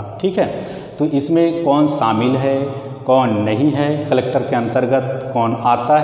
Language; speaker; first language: Hindi; native; Hindi